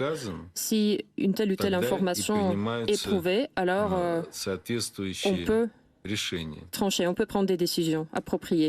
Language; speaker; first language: French; non-native, fluent; Russian